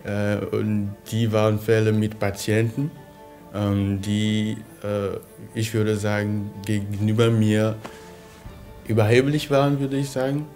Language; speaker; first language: German; non-native, fluent; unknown